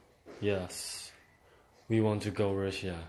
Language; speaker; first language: English; non-native, learner; Korean